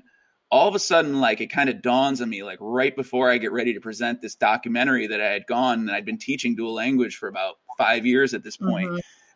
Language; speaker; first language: English; native; English